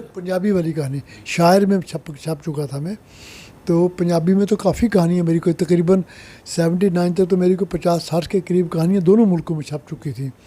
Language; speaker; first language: Hindi; non-native, local second language; Punjabi